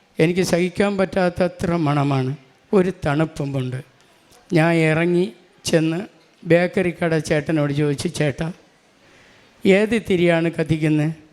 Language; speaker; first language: Malayalam; non-native, local second language; Tamil